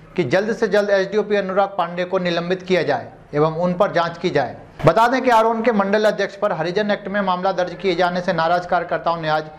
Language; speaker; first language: Hindi; native; Hindi